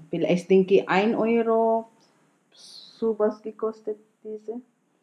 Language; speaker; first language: German; non-native, learner; Filipino